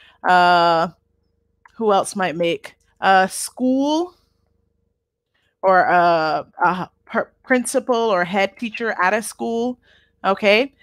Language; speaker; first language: English; native; English